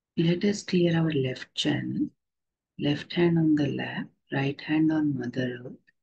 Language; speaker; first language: English; non-native, local second language; Telugu